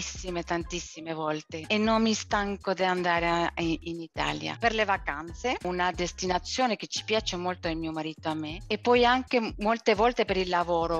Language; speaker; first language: Italian; non-native, fluent; Spanish